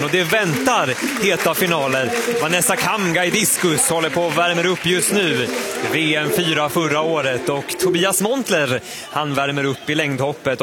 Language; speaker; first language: Swedish; native; Swedish